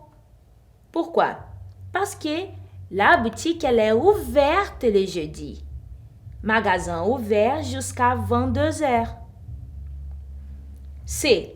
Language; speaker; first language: French; non-native, fluent; Portuguese